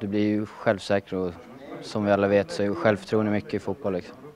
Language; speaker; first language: Swedish; native; Swedish